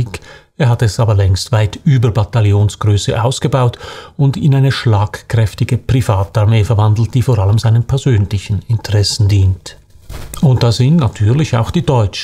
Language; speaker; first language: German; native; German